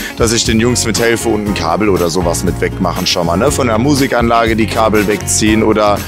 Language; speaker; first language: German; native; German